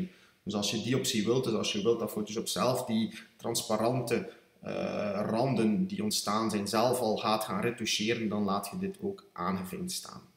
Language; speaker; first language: Dutch; native; Dutch